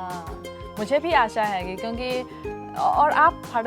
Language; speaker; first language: Hindi; non-native, fluent; Chinese